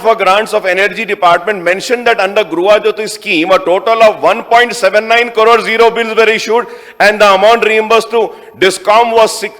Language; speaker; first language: English; non-native, local second language; Urdu